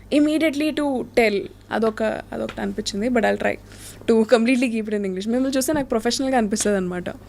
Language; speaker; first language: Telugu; native; Telugu